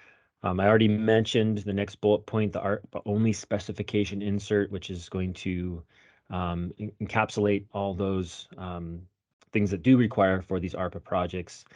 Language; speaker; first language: English; native; English